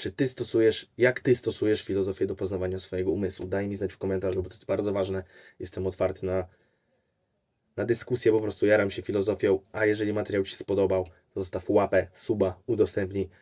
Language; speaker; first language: Polish; native; Polish